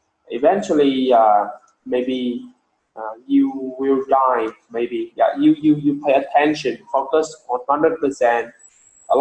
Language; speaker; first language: English; non-native, learner; Vietnamese